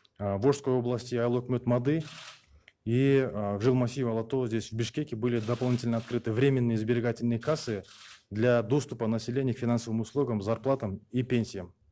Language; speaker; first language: Russian; non-native, local second language; Kyrgyz